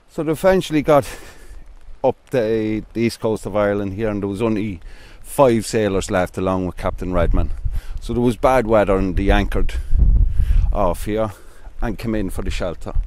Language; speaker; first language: English; native; English